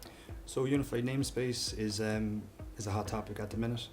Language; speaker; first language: English; native; English